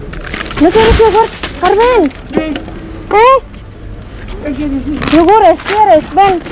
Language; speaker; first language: Spanish; non-native, learner; Filipino